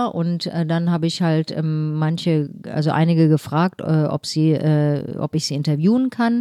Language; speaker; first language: German; native; German